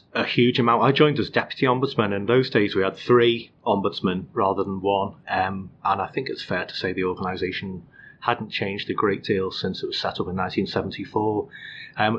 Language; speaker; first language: English; native; English